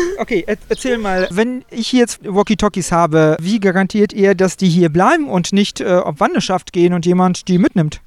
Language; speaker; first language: German; native; German